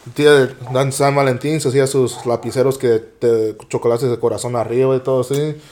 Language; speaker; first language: Spanish; early bilingual, heritage; Spanish